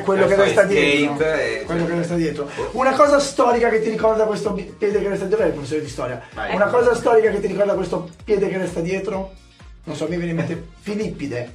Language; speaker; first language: Italian; native; Italian